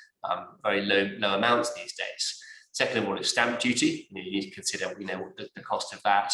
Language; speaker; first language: English; native; English